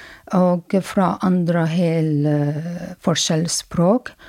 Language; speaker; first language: Norwegian; non-native, fluent; Arabic